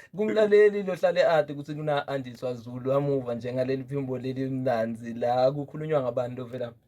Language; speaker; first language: Zulu; native; Zulu